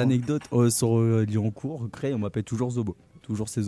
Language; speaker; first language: French; native; French